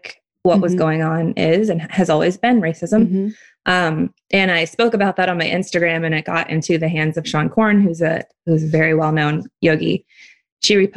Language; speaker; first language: English; native; English